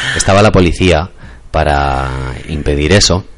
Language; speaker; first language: Spanish; non-native, local second language; Catalan